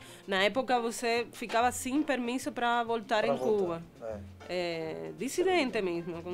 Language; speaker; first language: Portuguese; non-native, fluent; Spanish